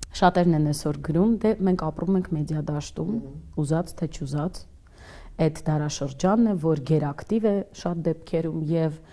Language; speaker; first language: Armenian; native; Armenian